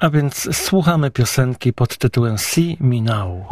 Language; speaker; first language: Polish; native; Polish